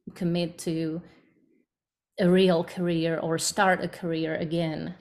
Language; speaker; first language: English; non-native, fluent; Slovak